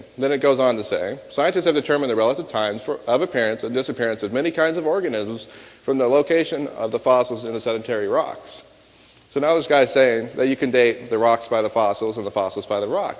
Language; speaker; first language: English; native; English